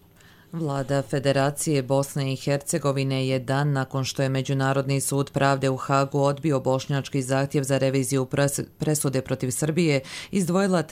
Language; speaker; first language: Serbian; native; Serbian